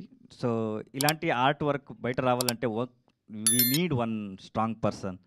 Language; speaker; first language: Telugu; non-native, learner; Kannada